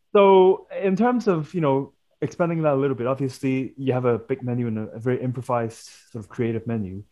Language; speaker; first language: English; non-native, local second language; Cantonese